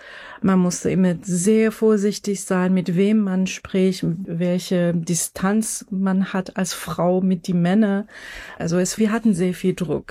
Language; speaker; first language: German; non-native, fluent; Persian